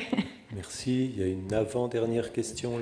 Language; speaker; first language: French; native; French